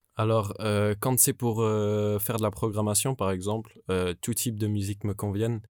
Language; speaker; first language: French; native; French